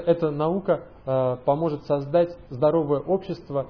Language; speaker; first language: Russian; native; Russian